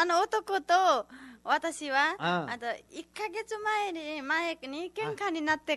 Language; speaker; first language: Japanese; non-native, learner; Nepali